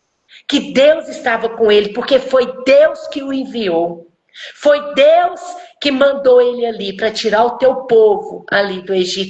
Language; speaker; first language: Portuguese; native; Portuguese